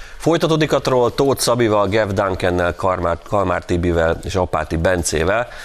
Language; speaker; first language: Hungarian; native; Hungarian